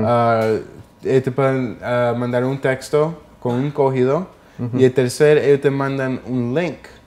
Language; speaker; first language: Spanish; early bilingual, heritage; English